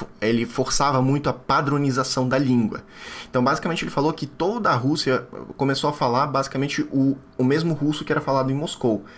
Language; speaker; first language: Portuguese; non-native, fluent; Russian